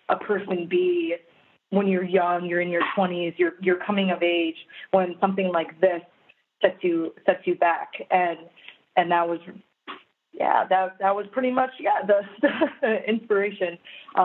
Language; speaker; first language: English; native; English